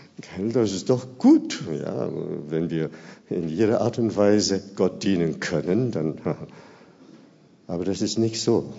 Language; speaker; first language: German; non-native, fluent; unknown